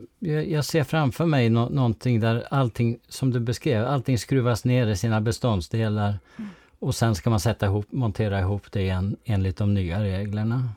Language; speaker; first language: Swedish; native; Swedish